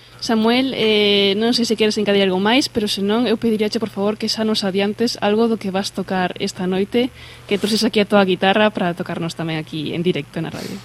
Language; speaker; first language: Galician; native; Galician